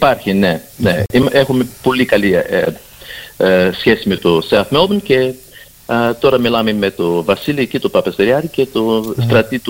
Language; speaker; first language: Greek; early bilingual, heritage; Greek